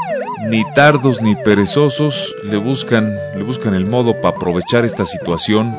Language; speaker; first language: Spanish; native; Spanish